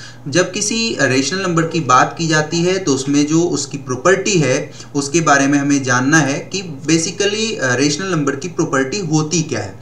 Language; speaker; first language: Hindi; native; Hindi